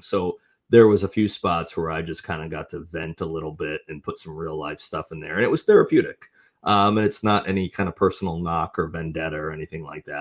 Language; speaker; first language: English; native; English